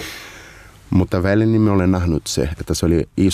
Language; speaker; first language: Finnish; non-native, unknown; Portuguese